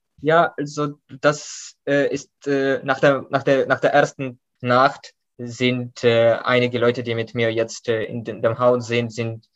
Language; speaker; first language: German; non-native, fluent; Ukrainian